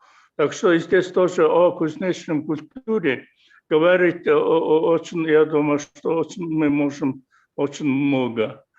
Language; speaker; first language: Russian; non-native, fluent; Mongolian